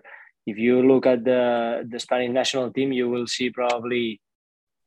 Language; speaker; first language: English; non-native, fluent; Spanish